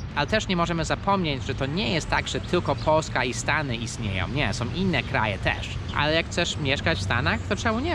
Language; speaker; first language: Polish; early bilingual, heritage; Polish